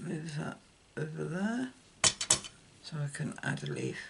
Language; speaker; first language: English; native; English